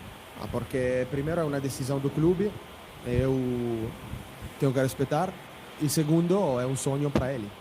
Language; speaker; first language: Portuguese; non-native, fluent; Italian